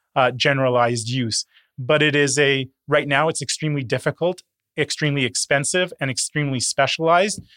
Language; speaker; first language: English; native; English